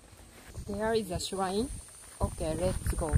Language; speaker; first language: English; non-native, learner; Japanese